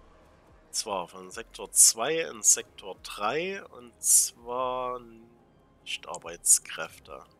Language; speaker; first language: German; native; German